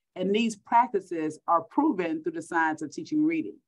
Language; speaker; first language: English; native; English